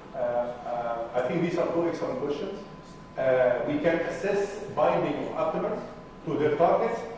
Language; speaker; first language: English; non-native, fluent; Arabic